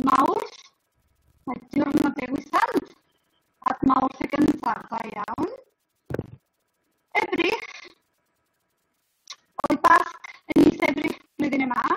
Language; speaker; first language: Welsh; non-native, learner; Spanish